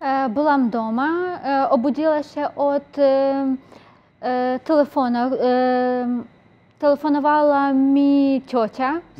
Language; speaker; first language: Polish; non-native, learner; Ukrainian